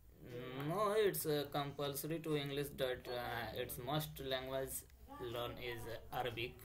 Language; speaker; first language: English; non-native, learner; Hindi